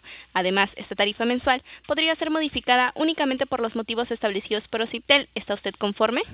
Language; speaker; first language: Spanish; native; Spanish